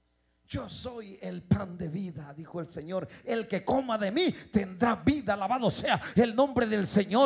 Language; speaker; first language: Spanish; native; Spanish